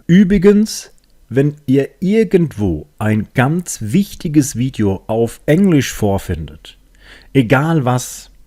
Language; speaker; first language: German; native; German